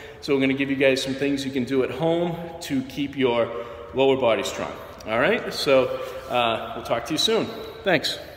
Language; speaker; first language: English; native; English